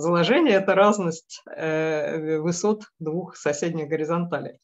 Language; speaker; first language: Russian; native; Russian